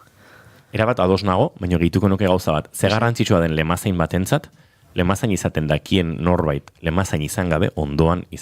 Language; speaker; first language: Basque; native; Basque